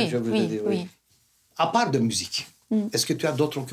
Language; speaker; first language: French; non-native, fluent; Turkish